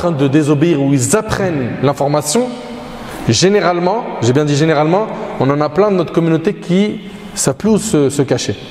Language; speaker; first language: French; native; French